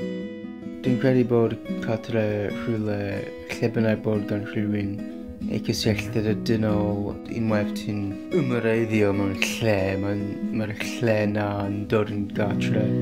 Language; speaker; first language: Welsh; non-native, fluent; English